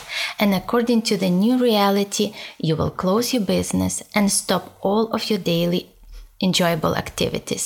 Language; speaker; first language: English; non-native, fluent; Ukrainian